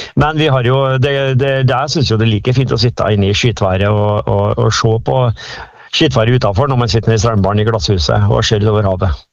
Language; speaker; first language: Norwegian; native; Norwegian